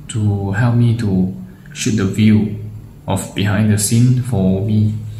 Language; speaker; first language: English; non-native, local second language; Chinese